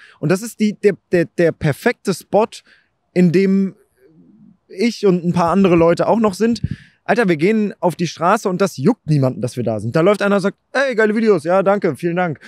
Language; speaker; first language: German; native; German